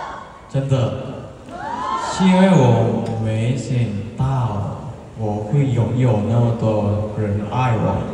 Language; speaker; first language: Chinese; non-native, learner; Thai